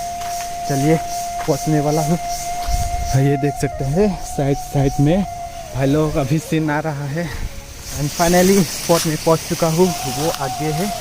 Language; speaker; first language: Hindi; non-native, local second language; Karbi